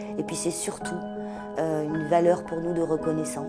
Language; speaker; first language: French; native; French